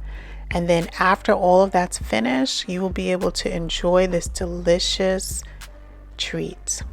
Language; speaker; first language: English; native; English